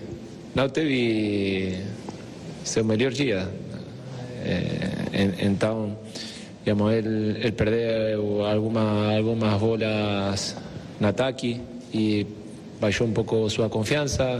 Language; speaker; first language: Portuguese; non-native, fluent; Spanish